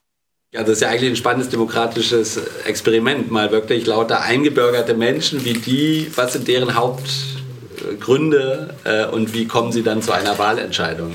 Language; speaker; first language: German; native; German